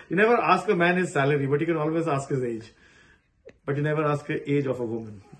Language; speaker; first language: English; non-native, local second language; Hindi